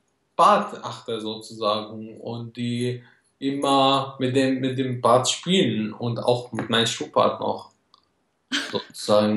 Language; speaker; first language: German; non-native, fluent; Arabic